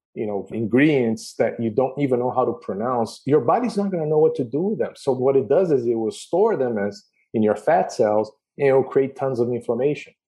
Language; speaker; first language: English; non-native, fluent; Portuguese